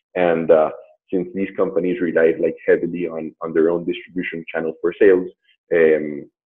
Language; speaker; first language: English; non-native, fluent; Spanish